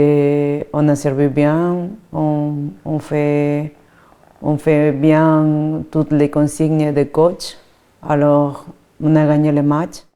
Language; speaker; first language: French; non-native, fluent; Spanish